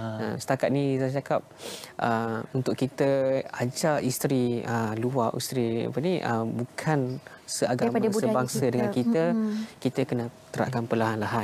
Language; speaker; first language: Malay; native; Malay